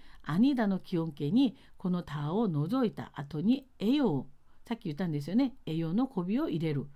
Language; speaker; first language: Japanese; non-native, fluent; Korean